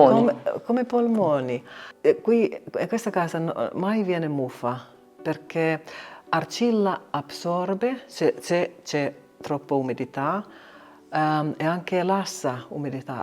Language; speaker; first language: Italian; non-native, learner; Finnish